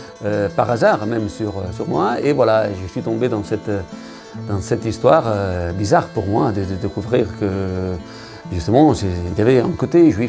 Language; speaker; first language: French; non-native, learner; Italian